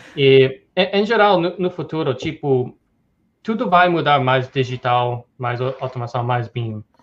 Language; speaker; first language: Portuguese; non-native, fluent; English